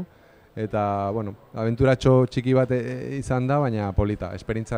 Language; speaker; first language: Basque; non-native, local second language; Spanish